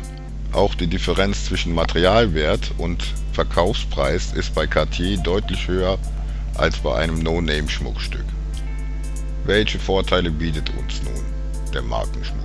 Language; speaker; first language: German; native; German